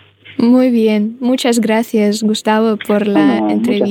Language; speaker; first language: Spanish; non-native, fluent; Russian